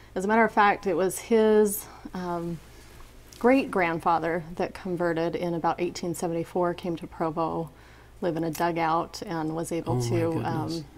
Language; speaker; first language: English; native; English